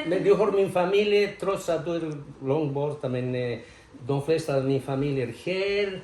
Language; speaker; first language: Swedish; non-native, fluent; Spanish